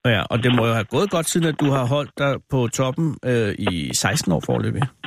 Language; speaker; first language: Danish; native; Danish